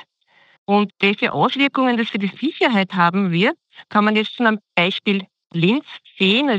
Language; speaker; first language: German; native; German